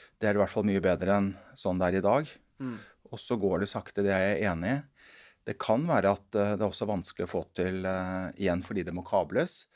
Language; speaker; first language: Norwegian; native; Norwegian